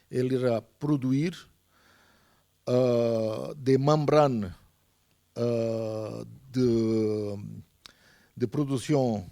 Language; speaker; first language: French; non-native, fluent; Portuguese